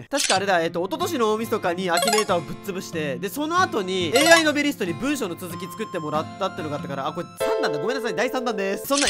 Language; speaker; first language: Japanese; native; Japanese